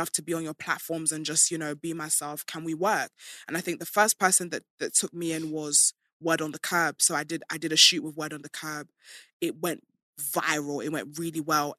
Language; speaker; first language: English; native; English